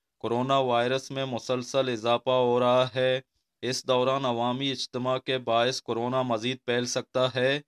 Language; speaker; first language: Urdu; non-native, local second language; Baluchi